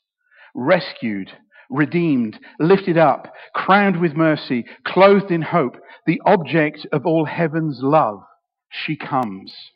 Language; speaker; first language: English; native; English